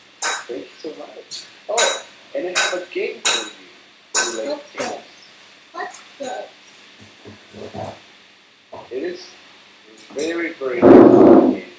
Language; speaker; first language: English; non-native, learner; Chinese